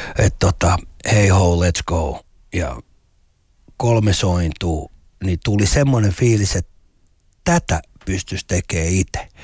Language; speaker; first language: Finnish; native; Finnish